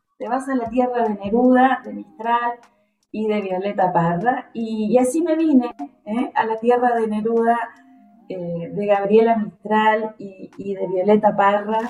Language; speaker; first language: Spanish; native; Spanish